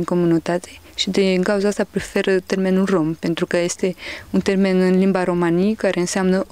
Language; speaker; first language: Romanian; early bilingual, heritage; Romanian